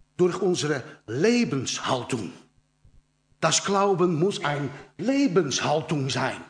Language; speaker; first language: German; non-native, learner; Dutch